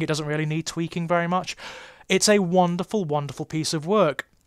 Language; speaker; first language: English; native; English